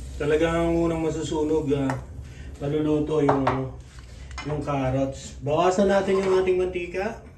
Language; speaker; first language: Filipino; non-native, local second language; Pampanga